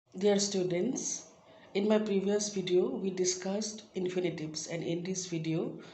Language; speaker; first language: English; non-native, local second language; Assamese